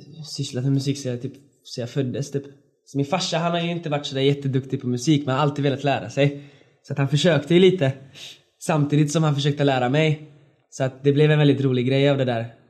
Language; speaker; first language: Swedish; native; Swedish